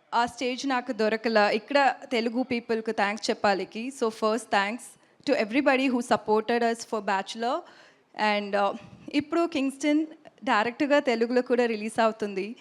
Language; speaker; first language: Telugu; non-native, learner; Tamil